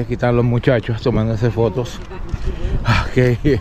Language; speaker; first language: Spanish; native; Spanish